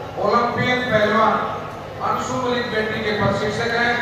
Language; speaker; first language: Hindi; native; Hindi